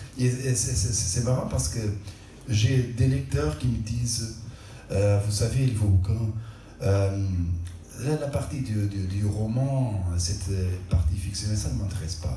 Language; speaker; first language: French; non-native, local second language; Portuguese